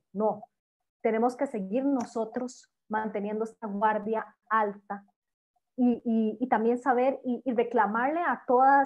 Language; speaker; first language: Spanish; native; Spanish